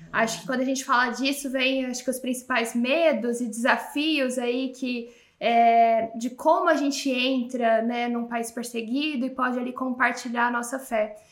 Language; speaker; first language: Portuguese; native; Portuguese